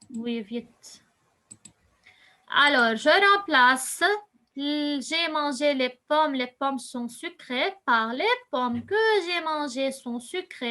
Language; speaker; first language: French; non-native, local second language; Arabic